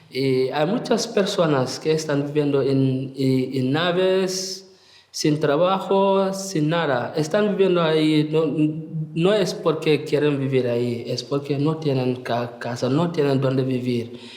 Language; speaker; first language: Spanish; non-native, fluent; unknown